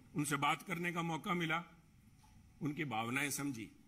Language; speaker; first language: Hindi; native; Hindi